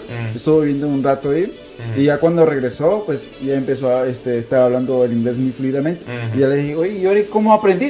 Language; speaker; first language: Spanish; native; Spanish